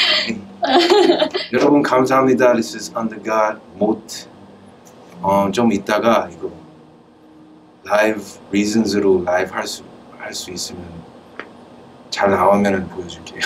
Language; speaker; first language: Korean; early bilingual, heritage; Korean